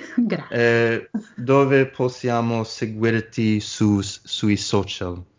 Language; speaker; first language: Italian; non-native, learner; English